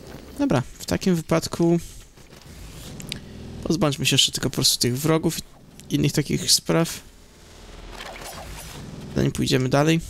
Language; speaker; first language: Polish; native; Polish